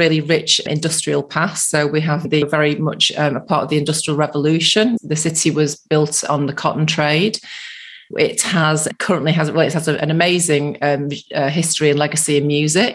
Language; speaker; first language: English; native; English